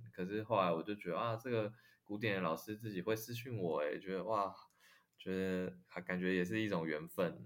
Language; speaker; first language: Chinese; native; Chinese